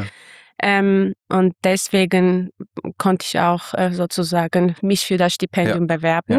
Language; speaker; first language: German; non-native, fluent; Armenian